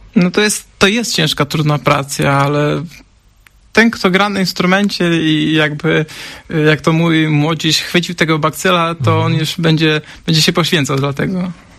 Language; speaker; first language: Polish; non-native, fluent; Ukrainian